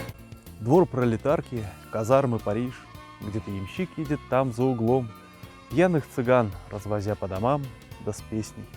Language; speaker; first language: Russian; native; Russian